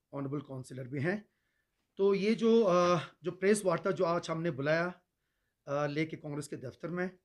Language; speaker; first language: Hindi; non-native, local second language; Ladakhi